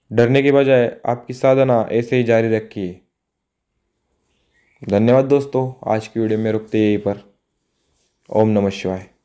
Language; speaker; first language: Hindi; non-native, local second language; Marathi